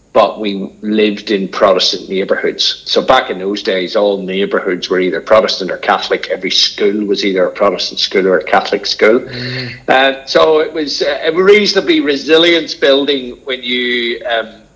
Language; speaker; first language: English; native; English